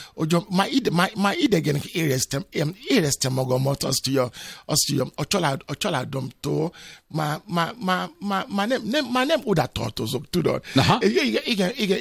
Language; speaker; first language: Hungarian; non-native, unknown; Yoruba